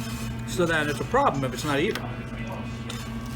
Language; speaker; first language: English; native; English